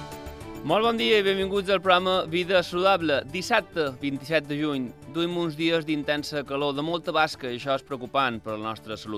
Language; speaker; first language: Catalan; native; Catalan